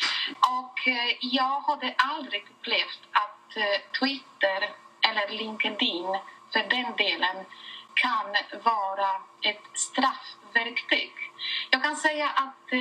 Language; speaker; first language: Swedish; non-native, fluent; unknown